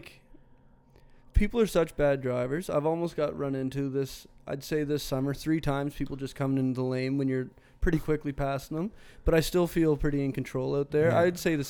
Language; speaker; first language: English; native; English